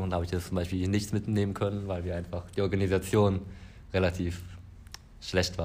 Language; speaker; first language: German; native; German